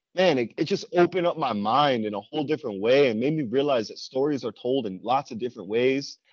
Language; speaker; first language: English; native; English